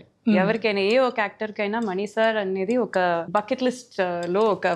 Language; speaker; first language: Telugu; non-native, fluent; Tamil